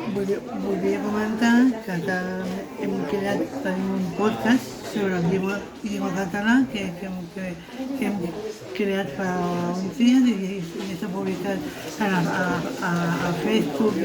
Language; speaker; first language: Catalan; non-native, local second language; Spanish